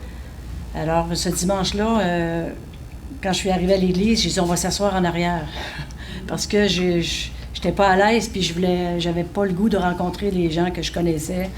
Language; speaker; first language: French; native; French